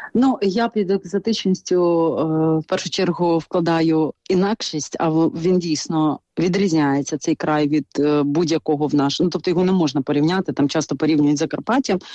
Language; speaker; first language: Ukrainian; non-native, local second language; Bulgarian